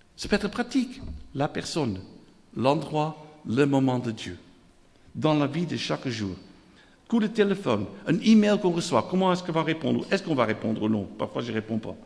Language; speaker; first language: French; non-native, fluent; Dutch